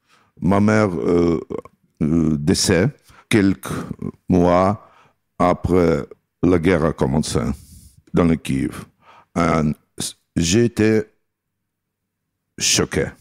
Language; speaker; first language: French; non-native, learner; Russian